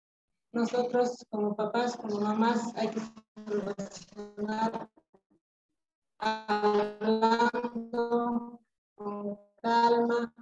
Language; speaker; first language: Spanish; non-native, local second language; Quechua